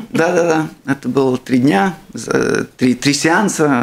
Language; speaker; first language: Russian; non-native, local second language; Latvian